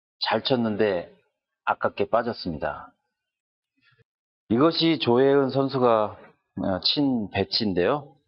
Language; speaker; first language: Korean; native; Korean